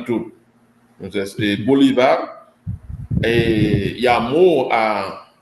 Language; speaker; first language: Spanish; non-native, fluent; Haitian Creole